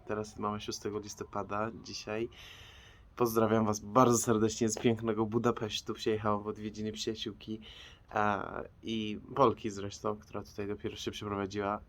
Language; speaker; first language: Polish; non-native, fluent; Persian